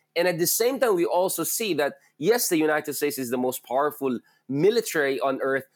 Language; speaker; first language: English; non-native, local second language; Filipino